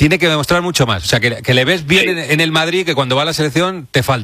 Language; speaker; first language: Spanish; native; Spanish